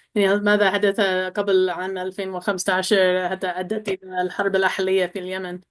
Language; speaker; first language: Arabic; non-native, learner; English